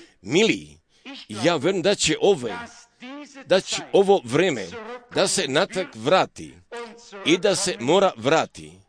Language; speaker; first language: Croatian; early bilingual, heritage; Serbian